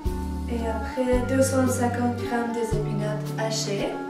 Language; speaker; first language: French; non-native, learner; English